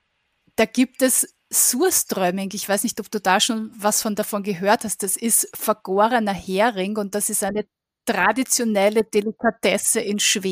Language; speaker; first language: German; native; German